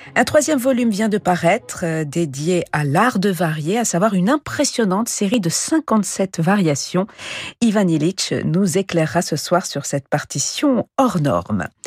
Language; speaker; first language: French; native; French